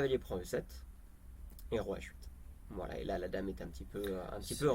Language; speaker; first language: French; native; French